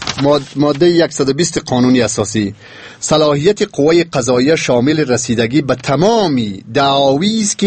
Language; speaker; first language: Persian; native; Persian